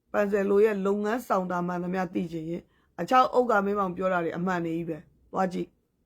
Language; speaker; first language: Burmese; native; Burmese